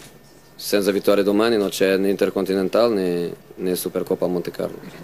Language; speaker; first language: Italian; non-native, fluent; Portuguese